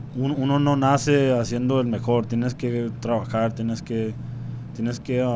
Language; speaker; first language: Spanish; early bilingual, heritage; Spanish